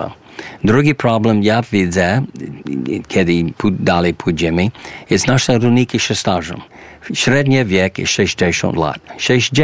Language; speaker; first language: Polish; early bilingual, heritage; English